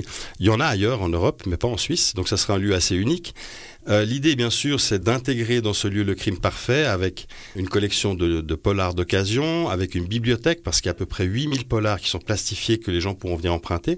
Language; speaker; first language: French; native; French